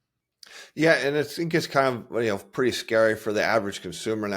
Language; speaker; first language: English; native; English